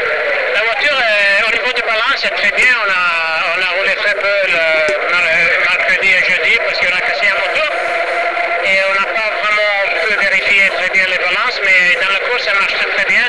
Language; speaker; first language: French; non-native, fluent; Italian